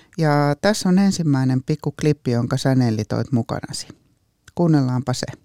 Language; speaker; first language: Finnish; native; Finnish